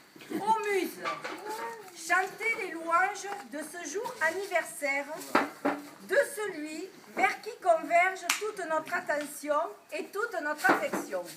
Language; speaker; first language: French; native; French